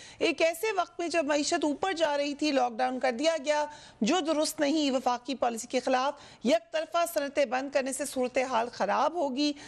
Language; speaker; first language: Urdu; native; Urdu